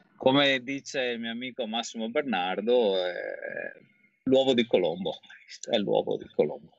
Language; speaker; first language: Italian; native; Italian